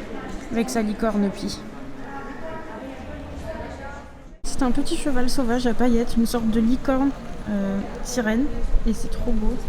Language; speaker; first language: French; native; French